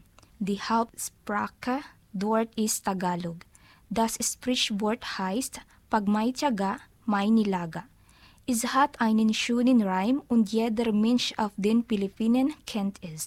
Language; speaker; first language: German; non-native, learner; Filipino